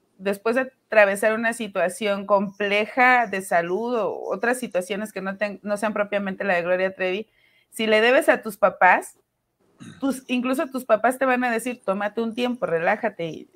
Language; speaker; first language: Spanish; native; Spanish